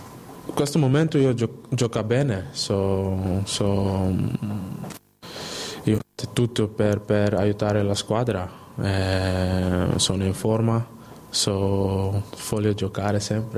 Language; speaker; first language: Italian; non-native, learner; Dutch